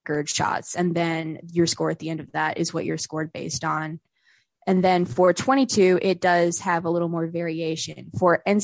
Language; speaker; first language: English; native; English